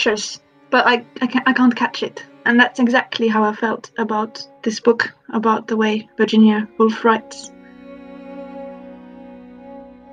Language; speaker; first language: English; non-native, fluent; Finnish